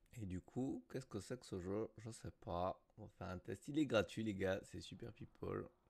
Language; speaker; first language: French; native; French